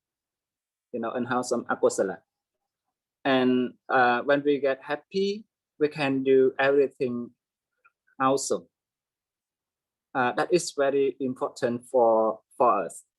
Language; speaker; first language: English; non-native, learner; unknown